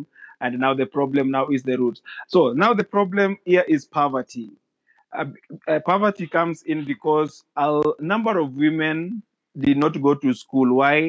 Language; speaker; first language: English; non-native, local second language; Luo (Kenya and Tanzania)